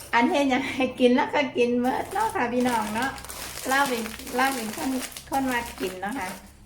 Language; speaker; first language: Thai; native; Thai